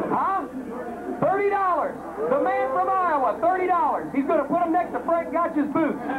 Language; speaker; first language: English; native; English